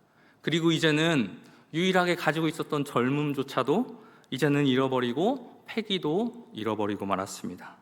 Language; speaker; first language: Korean; native; Korean